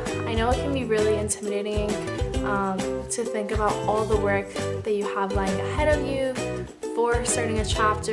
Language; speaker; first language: English; native; English